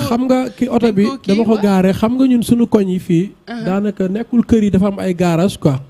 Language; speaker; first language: Wolof; non-native, local second language; Fula